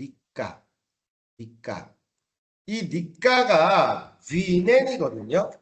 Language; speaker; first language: Korean; native; Korean